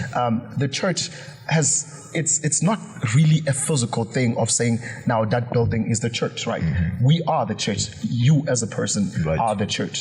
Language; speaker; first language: English; non-native, local second language; Zulu